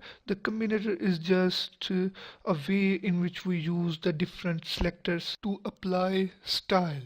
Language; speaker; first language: English; non-native, local second language; Urdu